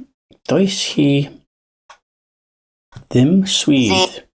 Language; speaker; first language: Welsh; non-native, learner; English